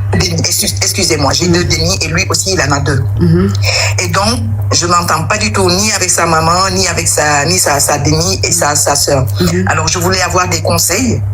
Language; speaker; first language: French; non-native, local second language; Wolof